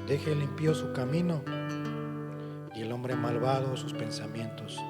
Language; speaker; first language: Spanish; native; Spanish